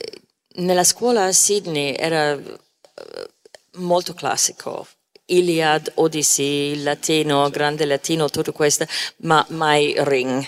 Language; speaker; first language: Italian; non-native, fluent; English